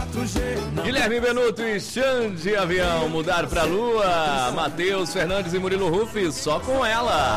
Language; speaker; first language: Portuguese; native; Portuguese